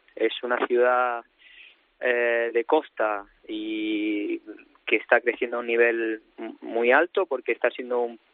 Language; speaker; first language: Spanish; native; Spanish